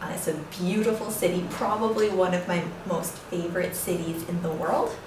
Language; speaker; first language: English; native; English